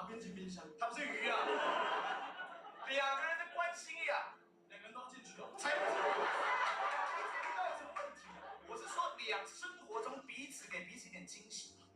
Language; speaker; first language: Chinese; native; Chinese